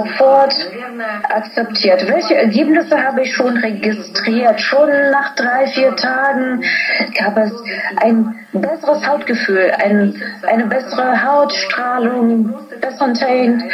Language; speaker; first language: German; non-native, fluent; Russian